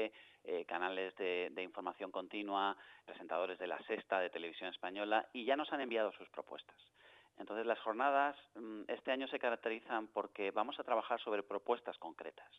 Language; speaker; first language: Spanish; native; Spanish